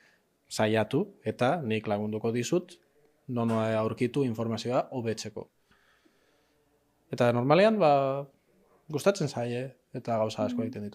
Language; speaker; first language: Basque; non-native, local second language; Spanish